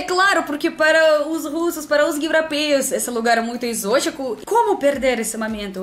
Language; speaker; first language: Portuguese; non-native, learner; Russian